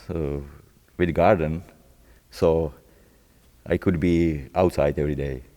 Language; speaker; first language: English; non-native, fluent; Czech